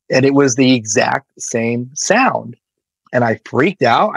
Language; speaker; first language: English; native; English